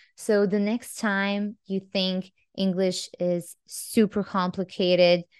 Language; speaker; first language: English; non-native, fluent; Croatian